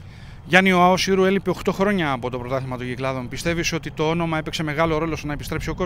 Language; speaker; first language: Greek; native; Greek